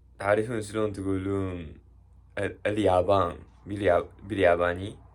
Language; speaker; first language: Arabic; non-native, learner; Japanese